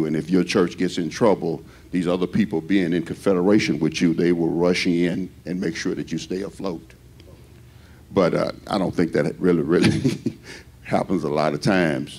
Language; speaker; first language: English; native; English